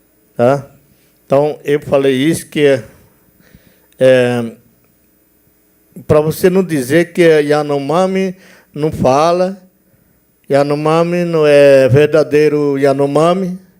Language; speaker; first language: Portuguese; non-native, local second language; Yanomámi